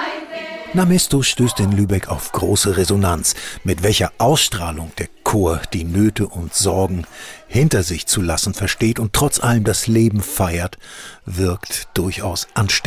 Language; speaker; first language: German; native; German